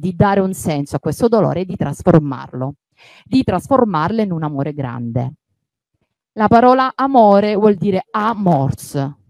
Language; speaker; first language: Italian; native; Italian